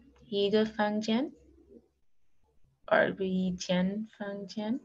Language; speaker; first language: Chinese; non-native, learner; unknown